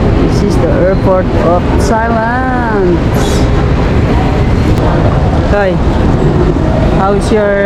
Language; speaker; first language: English; non-native, local second language; Filipino